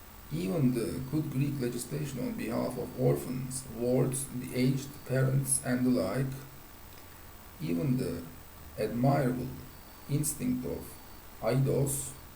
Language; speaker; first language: English; non-native, fluent; Turkish